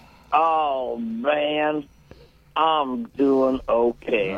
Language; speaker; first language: English; native; English